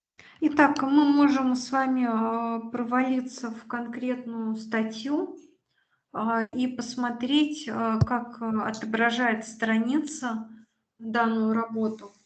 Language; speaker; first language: Russian; native; Russian